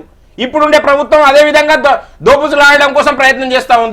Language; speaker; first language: Telugu; native; Telugu